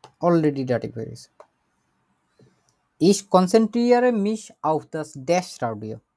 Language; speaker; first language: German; non-native, fluent; Bangla